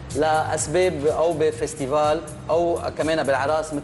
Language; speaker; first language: Arabic; native; Arabic